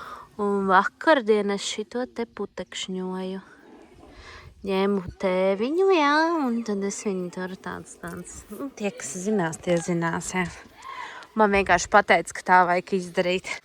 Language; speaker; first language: Latvian; native; Latvian